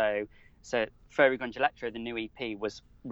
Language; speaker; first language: English; native; English